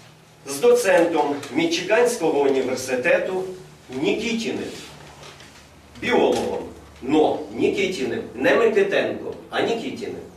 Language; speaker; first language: Ukrainian; native; Ukrainian